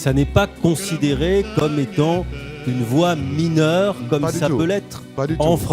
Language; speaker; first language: French; native; French